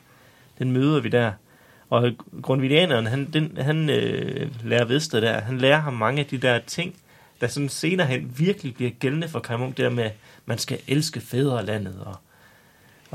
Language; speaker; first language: Danish; native; Danish